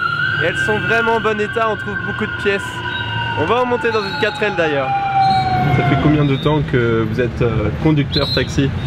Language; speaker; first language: French; native; French